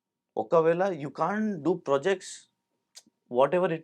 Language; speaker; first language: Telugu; non-native, local second language; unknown